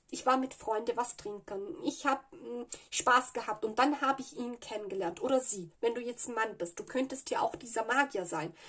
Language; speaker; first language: German; non-native, fluent; Italian